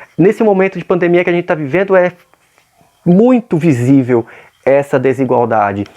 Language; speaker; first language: Portuguese; native; Portuguese